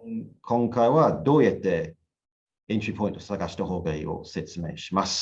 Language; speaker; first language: Japanese; non-native, learner; English